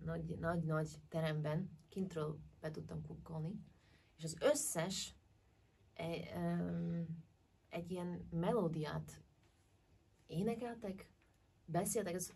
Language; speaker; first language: Hungarian; early bilingual, heritage; Hungarian